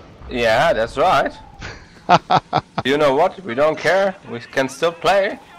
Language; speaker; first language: English; non-native, fluent; German